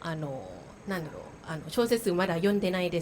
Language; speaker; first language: Japanese; non-native, learner; Thai